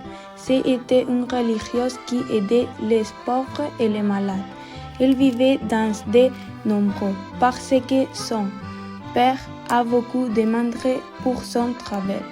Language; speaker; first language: French; non-native, learner; Spanish